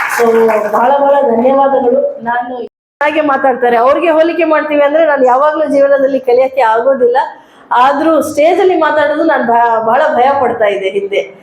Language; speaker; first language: Kannada; non-native, local second language; Urdu